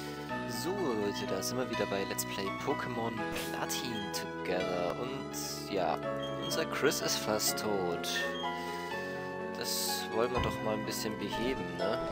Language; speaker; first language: German; native; German